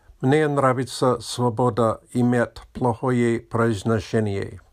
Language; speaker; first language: Russian; non-native, learner; English